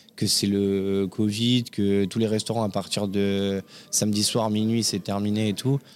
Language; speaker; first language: French; native; French